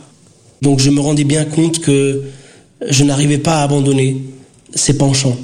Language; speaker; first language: French; early bilingual, other home language; Portuguese